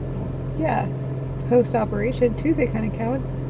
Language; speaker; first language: English; native; English